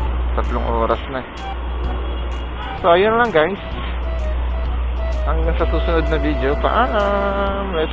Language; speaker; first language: Filipino; native; Filipino